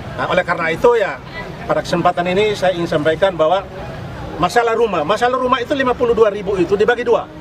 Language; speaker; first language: Indonesian; non-native, local second language; Tetum